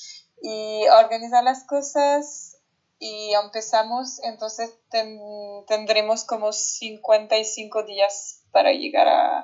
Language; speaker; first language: Spanish; non-native, fluent; French